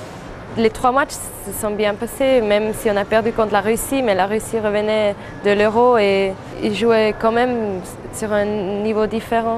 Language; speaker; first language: French; non-native, fluent; German